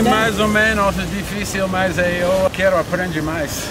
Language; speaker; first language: Portuguese; non-native, learner; English